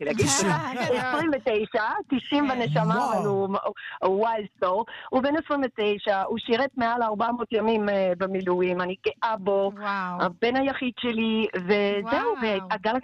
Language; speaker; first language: Hebrew; non-native, fluent; English